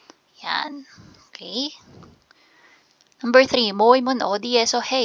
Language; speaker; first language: Korean; non-native, fluent; Filipino